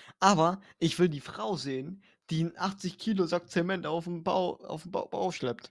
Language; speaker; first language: German; native; German